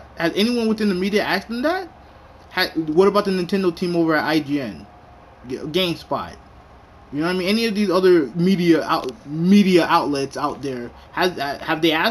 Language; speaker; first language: English; native; English